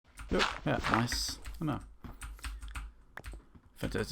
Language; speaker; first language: Danish; native; Danish